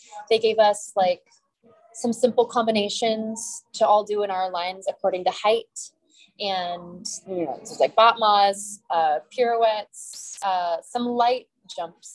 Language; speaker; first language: English; native; English